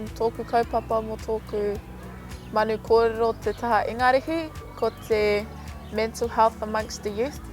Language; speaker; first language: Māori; non-native, local second language; English